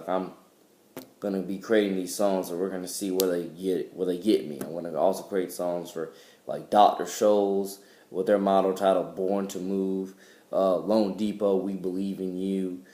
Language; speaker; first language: English; native; English